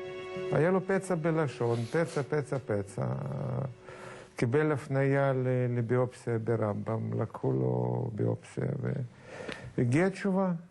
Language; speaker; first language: Hebrew; non-native, fluent; Russian